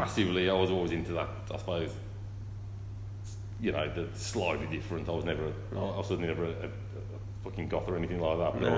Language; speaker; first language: English; native; English